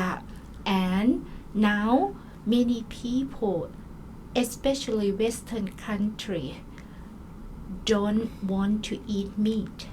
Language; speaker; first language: English; non-native, learner; Thai